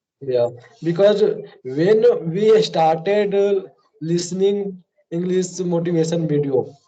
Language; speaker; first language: English; non-native, learner; Hindi